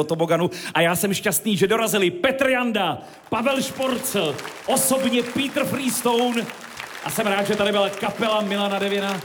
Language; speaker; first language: Czech; native; Czech